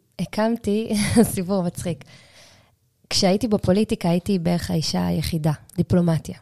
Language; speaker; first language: Hebrew; native; Hebrew